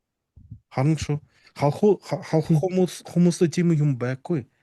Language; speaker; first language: Mongolian; non-native, learner; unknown